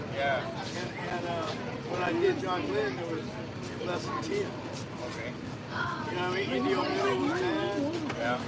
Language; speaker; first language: English; native; English